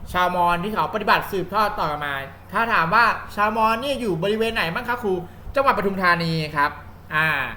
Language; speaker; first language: Thai; native; Thai